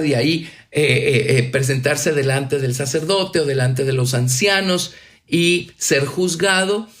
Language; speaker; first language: Spanish; native; Spanish